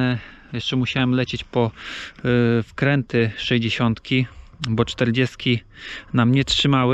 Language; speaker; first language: Polish; native; Polish